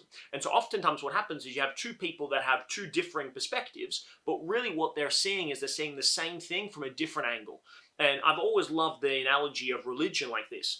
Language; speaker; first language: English; native; English